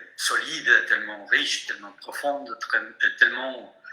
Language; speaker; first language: French; non-native, fluent; Spanish